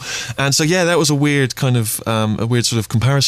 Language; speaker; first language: English; native; English